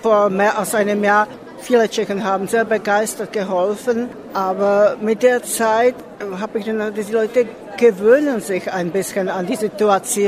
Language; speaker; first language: German; non-native, fluent; Czech